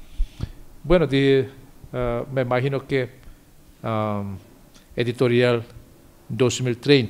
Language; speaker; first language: Spanish; non-native, fluent; Korean